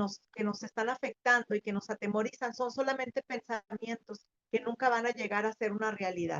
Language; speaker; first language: Spanish; native; Spanish